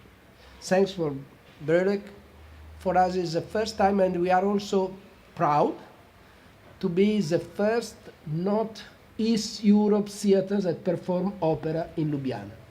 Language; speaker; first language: English; non-native, fluent; Italian